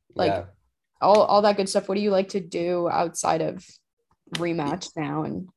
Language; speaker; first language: English; native; English